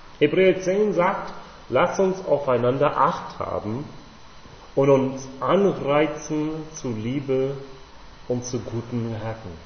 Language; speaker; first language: German; non-native, fluent; English